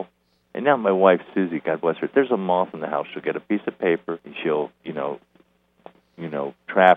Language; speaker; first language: English; native; English